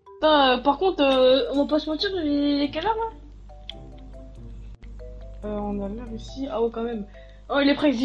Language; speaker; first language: French; native; French